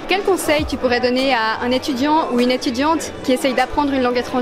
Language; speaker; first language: French; native; French